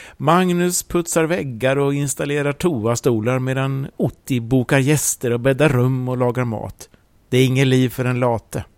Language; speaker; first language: Swedish; native; Swedish